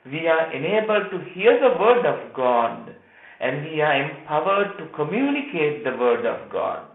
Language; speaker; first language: English; non-native, local second language; Sinhala